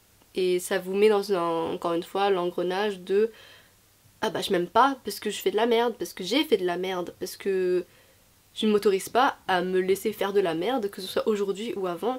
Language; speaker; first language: French; native; French